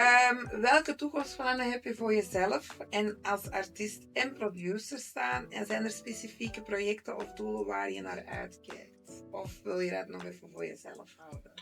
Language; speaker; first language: Dutch; native; Dutch